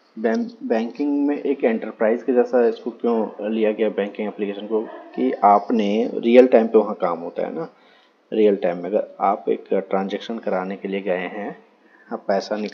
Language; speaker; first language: Hindi; native; Hindi